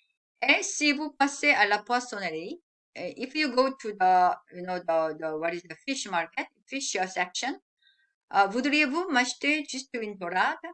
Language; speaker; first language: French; non-native, fluent; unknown